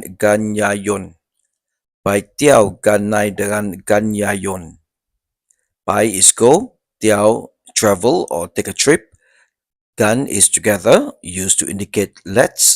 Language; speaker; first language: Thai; non-native, learner; English